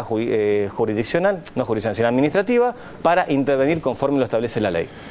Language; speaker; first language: Spanish; native; Spanish